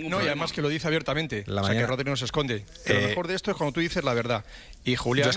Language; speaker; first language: Spanish; native; Spanish